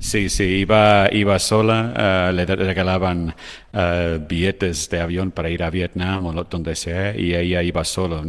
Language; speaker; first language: Spanish; non-native, fluent; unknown